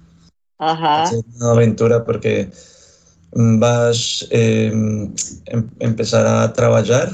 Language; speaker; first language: Catalan; non-native, learner; Spanish